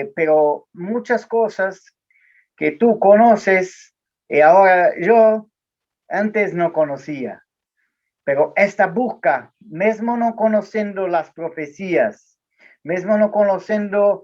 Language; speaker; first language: Spanish; non-native, learner; Portuguese